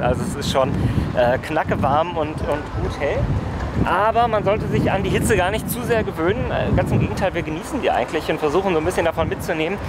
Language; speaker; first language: German; native; German